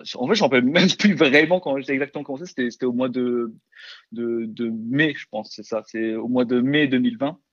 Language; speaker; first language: French; early bilingual, other home language; Korean